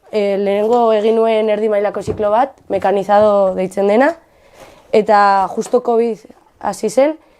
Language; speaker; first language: Basque; non-native, local second language; Spanish